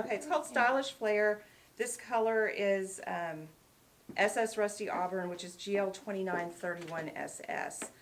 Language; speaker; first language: English; native; English